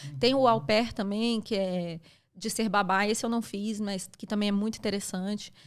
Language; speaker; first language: Portuguese; native; Portuguese